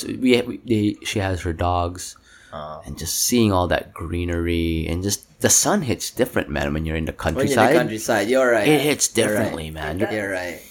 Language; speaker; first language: English; non-native, local second language; Cebuano